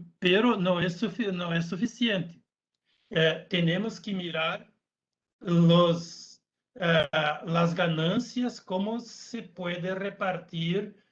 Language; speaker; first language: Spanish; non-native, learner; Portuguese